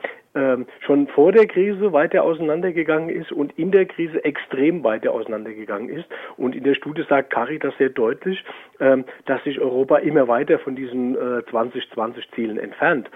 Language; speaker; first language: German; native; German